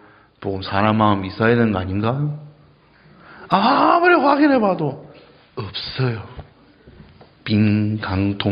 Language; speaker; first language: Korean; non-native, fluent; English